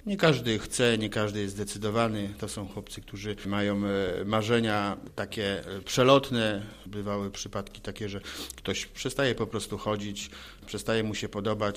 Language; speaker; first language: Polish; native; Polish